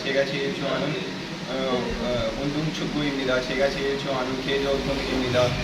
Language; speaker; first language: Korean; non-native, learner; Urdu